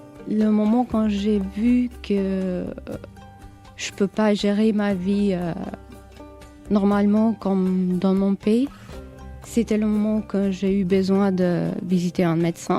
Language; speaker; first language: French; non-native, learner; Albanian